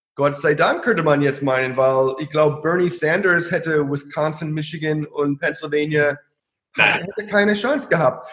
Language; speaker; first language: German; non-native, fluent; English